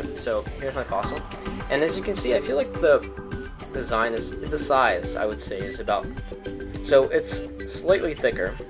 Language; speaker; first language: English; native; English